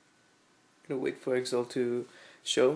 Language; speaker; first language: English; native; English